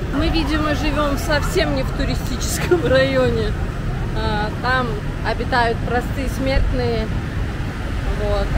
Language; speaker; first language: Russian; native; Russian